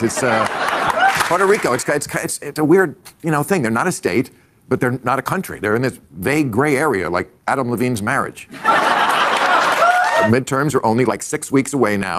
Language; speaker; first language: English; native; English